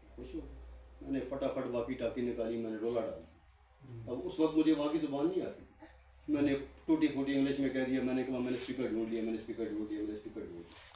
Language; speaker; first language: Urdu; native; Urdu